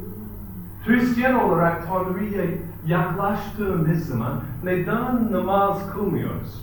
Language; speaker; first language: Turkish; non-native, fluent; English